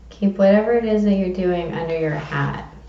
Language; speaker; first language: English; native; English